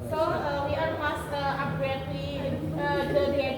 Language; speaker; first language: English; non-native, learner; Indonesian